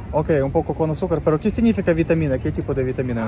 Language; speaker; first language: Spanish; non-native, learner; Russian